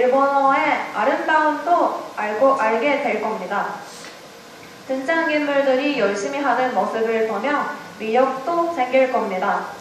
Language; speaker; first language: Korean; non-native, learner; Japanese